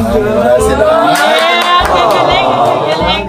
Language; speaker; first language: Filipino; non-native, local second language; Bikol